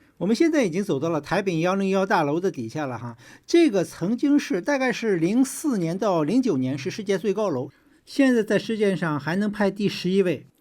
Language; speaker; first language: Chinese; native; Chinese